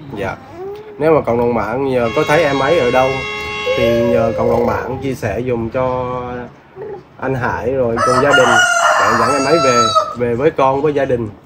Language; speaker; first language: Vietnamese; non-native, local second language; Western Cham